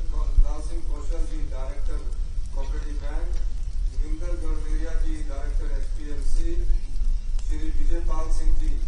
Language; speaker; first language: Hindi; native; Hindi